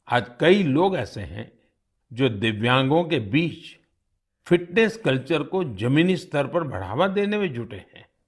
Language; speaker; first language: Hindi; non-native, local second language; Gujarati